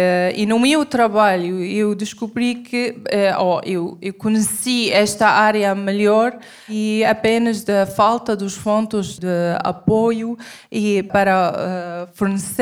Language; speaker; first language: Portuguese; non-native, fluent; Arabic